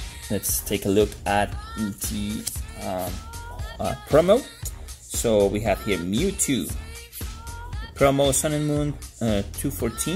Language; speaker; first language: English; non-native, fluent; Spanish